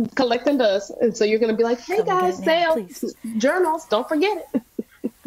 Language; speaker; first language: English; native; English